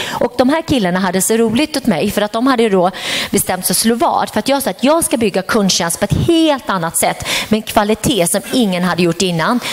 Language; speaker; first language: Swedish; early bilingual, other home language; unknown